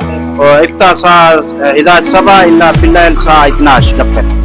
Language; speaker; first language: Arabic; non-native, learner; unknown